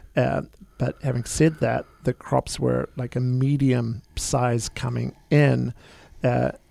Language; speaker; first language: English; native; English